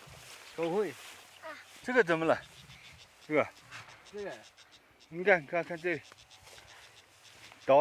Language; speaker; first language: Chinese; native; Chinese